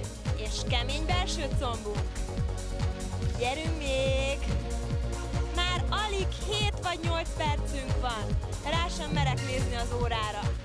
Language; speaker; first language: Hungarian; native; Hungarian